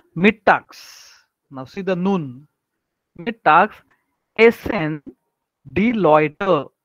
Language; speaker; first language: English; non-native, local second language; Marathi